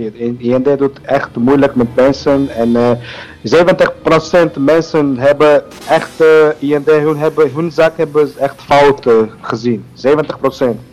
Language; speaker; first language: Dutch; non-native, learner; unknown